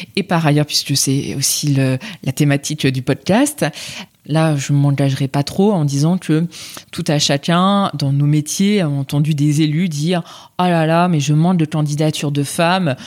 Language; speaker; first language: French; native; French